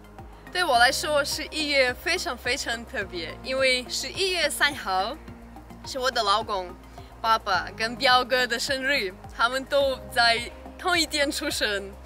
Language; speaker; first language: Chinese; non-native, fluent; Russian